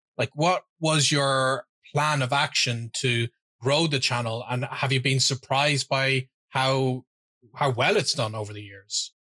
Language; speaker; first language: English; native; English